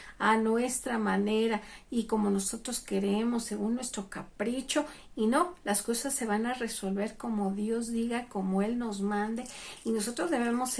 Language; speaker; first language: Spanish; native; Spanish